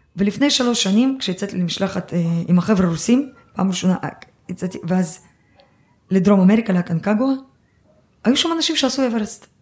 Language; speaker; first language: Hebrew; early bilingual, other home language; Russian